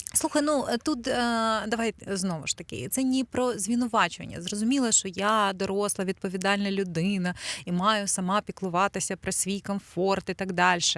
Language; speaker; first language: Ukrainian; non-native, local second language; Russian